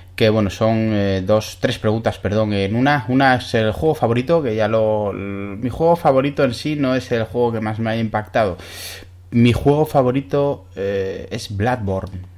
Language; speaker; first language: Spanish; native; Spanish